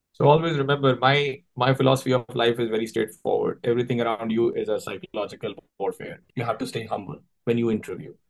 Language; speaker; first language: English; non-native, local second language; Urdu